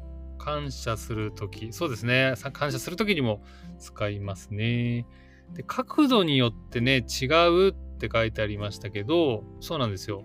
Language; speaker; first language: Japanese; native; Japanese